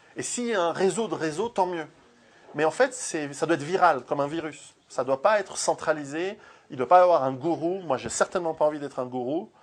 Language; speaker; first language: French; early bilingual, other home language; Italian